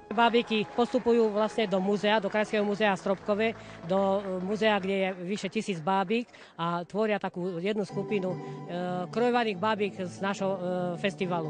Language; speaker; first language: Slovak; native; Slovak